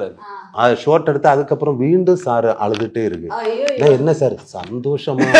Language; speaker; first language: Tamil; non-native, learner; Malayalam